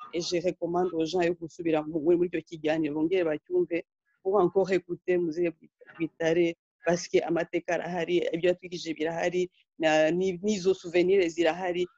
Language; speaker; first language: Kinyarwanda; early bilingual, heritage; Kinyarwanda